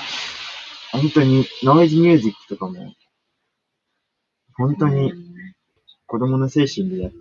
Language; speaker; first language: Japanese; native; Japanese